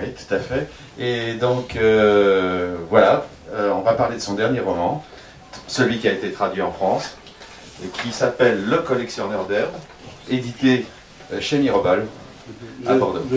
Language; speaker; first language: French; native; French